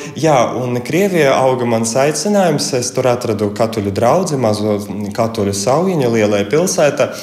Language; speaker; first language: Latvian; early bilingual, heritage; Russian